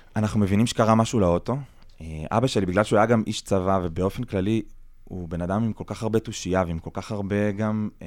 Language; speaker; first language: Hebrew; native; Hebrew